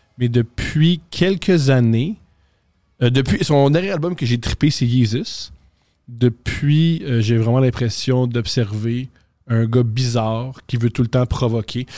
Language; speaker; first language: French; native; French